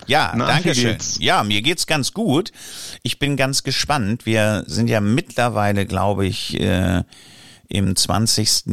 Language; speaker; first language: German; native; German